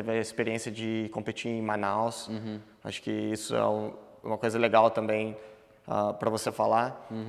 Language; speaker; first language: Portuguese; native; Portuguese